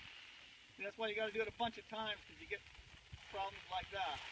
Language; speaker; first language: English; native; English